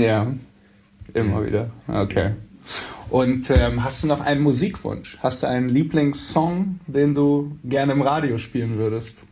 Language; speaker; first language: German; native; German